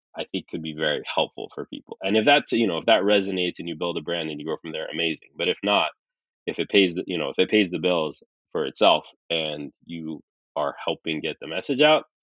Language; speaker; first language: English; early bilingual, other home language; Arabic